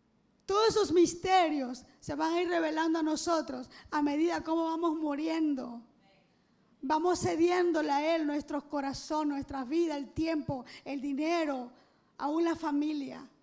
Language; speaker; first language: Spanish; native; Spanish